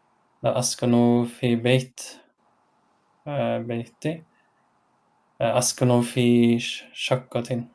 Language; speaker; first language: Arabic; non-native, learner; Norwegian